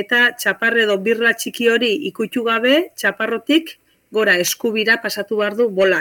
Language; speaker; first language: Basque; native; Basque